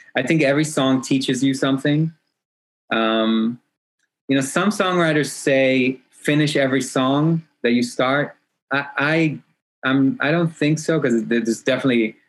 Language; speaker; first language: English; early bilingual, other home language; Hebrew